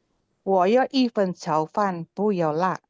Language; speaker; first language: Chinese; non-native, learner; Indonesian